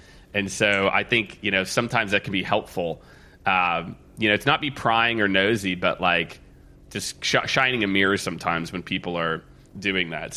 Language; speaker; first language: English; native; English